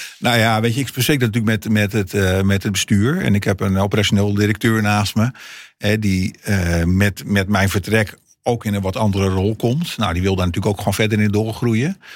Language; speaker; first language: Dutch; non-native, fluent; Portuguese